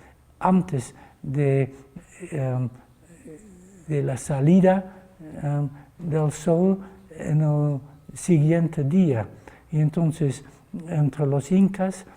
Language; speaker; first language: Spanish; non-native, fluent; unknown